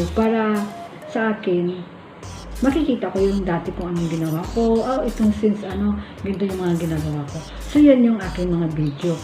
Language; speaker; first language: Filipino; non-native, local second language; Cebuano